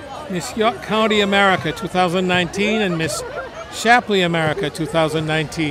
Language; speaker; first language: English; early bilingual, other home language; French